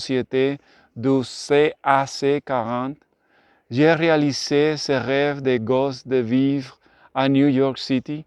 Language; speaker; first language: French; non-native, learner; Spanish